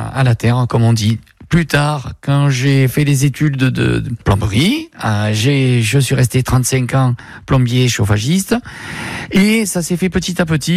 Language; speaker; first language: French; native; French